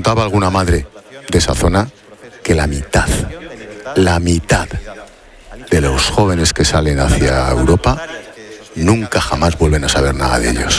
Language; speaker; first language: Spanish; native; Spanish